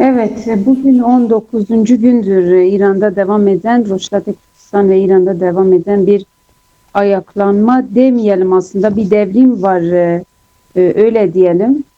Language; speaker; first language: Turkish; non-native, fluent; Kurdish